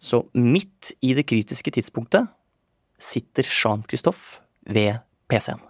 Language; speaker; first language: Norwegian; native; Norwegian